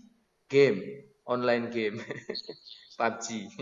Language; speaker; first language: English; non-native, learner; Indonesian